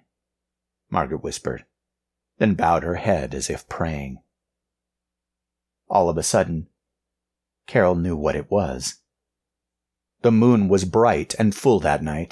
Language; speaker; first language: English; native; English